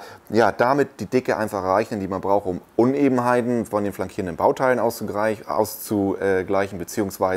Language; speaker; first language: German; native; German